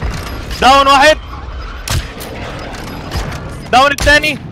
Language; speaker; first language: Arabic; native; Arabic